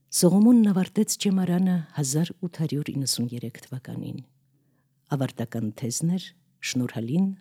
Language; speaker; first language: Armenian; native; Armenian